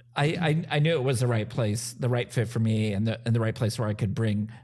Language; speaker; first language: English; native; English